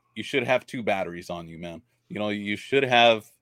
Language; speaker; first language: English; native; English